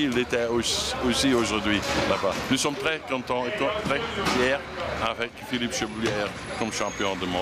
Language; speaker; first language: French; non-native, fluent; Dutch